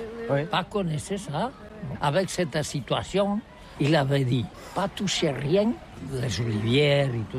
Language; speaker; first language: French; non-native, learner; Catalan